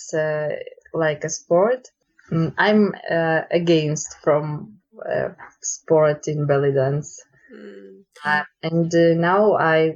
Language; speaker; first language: English; non-native, learner; Russian